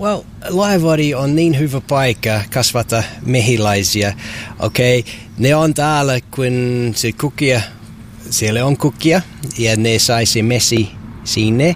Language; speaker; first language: Finnish; non-native, fluent; English